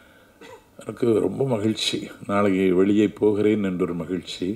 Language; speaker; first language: Tamil; native; Tamil